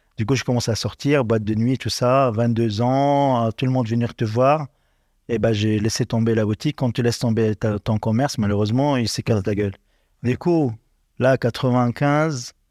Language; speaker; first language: French; non-native, learner; Arabic